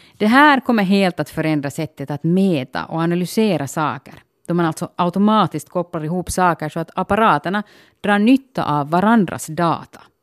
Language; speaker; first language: Swedish; native; Swedish